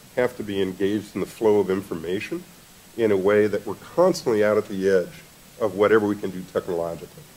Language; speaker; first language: English; native; English